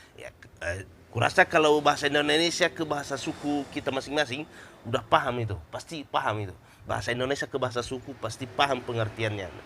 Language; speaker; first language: Indonesian; native; Indonesian